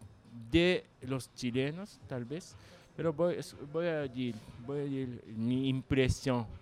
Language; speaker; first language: Spanish; non-native, learner; Japanese